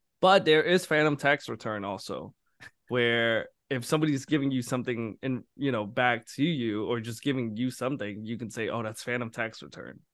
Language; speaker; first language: English; early bilingual, other home language; Vietnamese